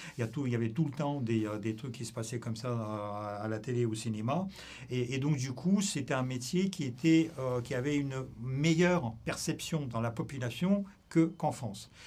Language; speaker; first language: French; non-native, fluent; Russian